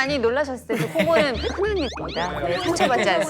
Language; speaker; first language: Korean; native; Korean